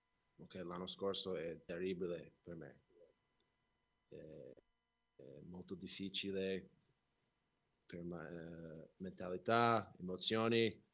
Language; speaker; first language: Italian; non-native, learner; English